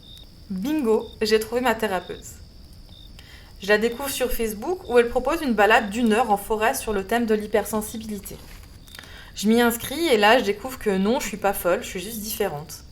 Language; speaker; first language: French; native; French